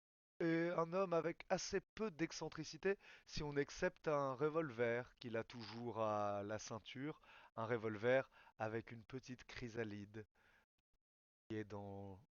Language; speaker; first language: French; native; French